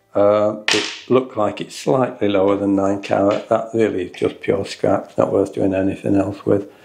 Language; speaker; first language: English; native; English